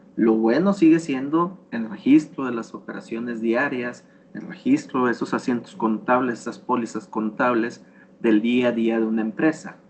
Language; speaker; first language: Spanish; native; Spanish